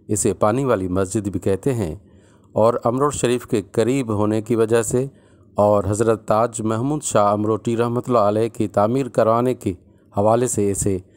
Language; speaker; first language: Urdu; non-native, local second language; Sindhi